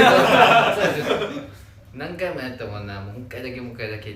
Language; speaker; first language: Japanese; native; Japanese